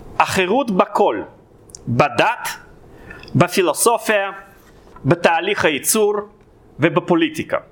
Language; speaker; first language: Hebrew; non-native, fluent; Russian